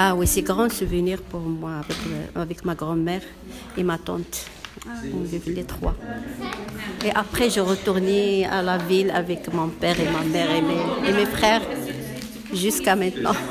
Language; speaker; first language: French; non-native, learner; Arabic